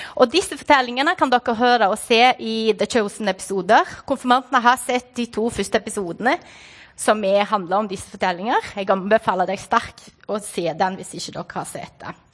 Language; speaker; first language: Norwegian; non-native, fluent; Portuguese